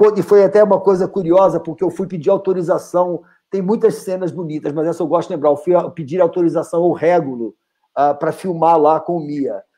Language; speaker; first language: Portuguese; native; Portuguese